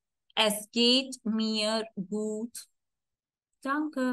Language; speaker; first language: German; non-native, fluent; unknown